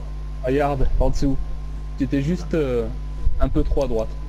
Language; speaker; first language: French; native; French